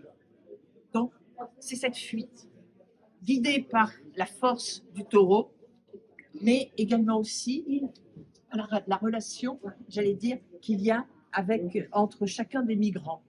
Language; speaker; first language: French; native; French